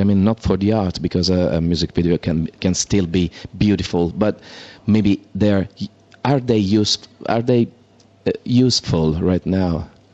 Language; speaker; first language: English; non-native, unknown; Italian